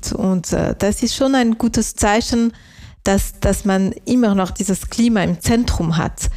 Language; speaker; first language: German; non-native, local second language; French